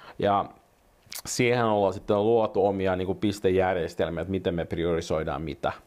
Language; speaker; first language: Finnish; non-native, local second language; Swedish